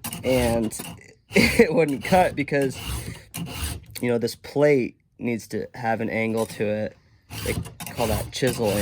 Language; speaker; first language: English; native; English